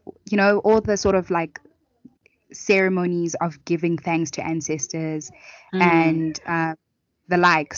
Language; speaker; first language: English; non-native, local second language; Tswana